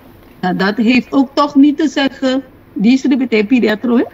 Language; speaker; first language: Dutch; non-native, local second language; Papiamento